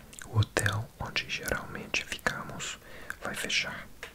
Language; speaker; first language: Portuguese; non-native, learner; English